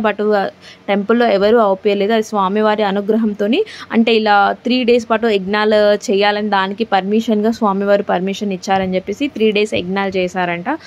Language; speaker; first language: Telugu; non-native, local second language; Lambadi